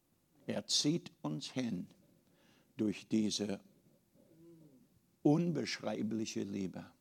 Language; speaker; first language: German; non-native, fluent; English